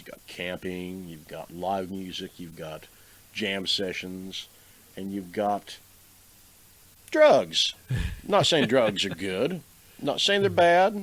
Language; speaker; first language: English; native; English